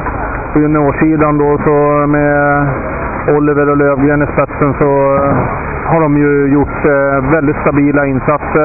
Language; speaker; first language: Swedish; native; Swedish